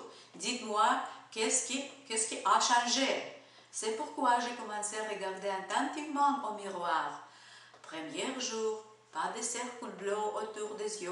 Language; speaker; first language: French; non-native, learner; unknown